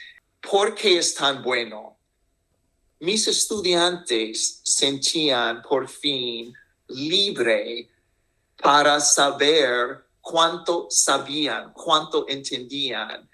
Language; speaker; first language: Spanish; non-native, fluent; English